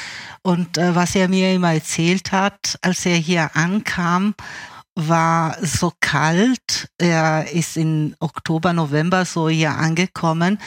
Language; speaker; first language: German; early bilingual, other home language; Italian